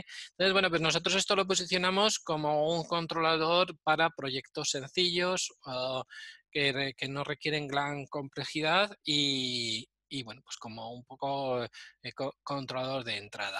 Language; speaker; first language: Spanish; native; Spanish